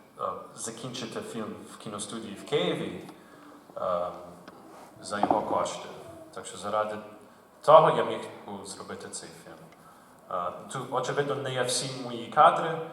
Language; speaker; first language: Ukrainian; early bilingual, heritage; Ukrainian